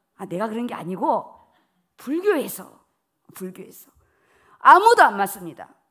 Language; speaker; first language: Korean; native; Korean